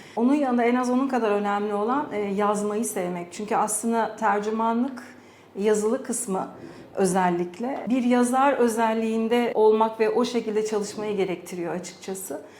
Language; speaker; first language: Turkish; early bilingual, heritage; Turkish